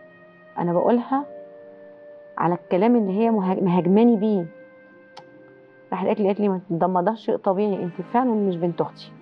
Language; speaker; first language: Arabic; native; Arabic